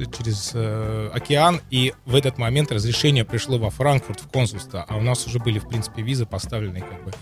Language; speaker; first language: Russian; native; Russian